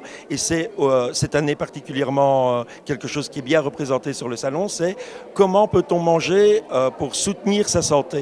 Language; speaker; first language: French; native; French